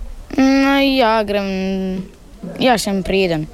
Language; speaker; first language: Slovenian; early bilingual, heritage; Italian